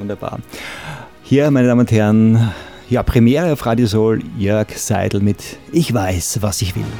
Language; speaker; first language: German; native; German